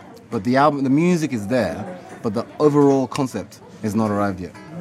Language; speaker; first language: English; non-native, local second language; Yoruba